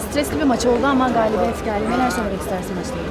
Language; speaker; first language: Turkish; native; Turkish